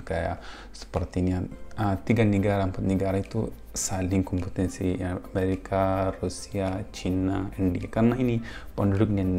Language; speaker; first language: Indonesian; non-native, fluent; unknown